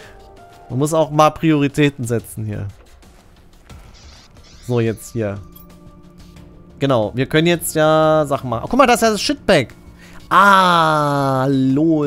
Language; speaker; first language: German; native; German